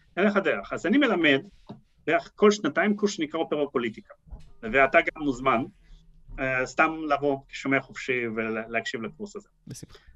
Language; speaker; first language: Hebrew; non-native, fluent; Russian